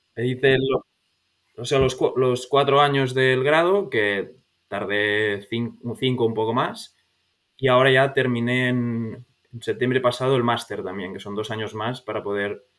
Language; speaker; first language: Spanish; native; Spanish